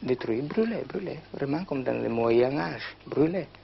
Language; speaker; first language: French; non-native, local second language; Italian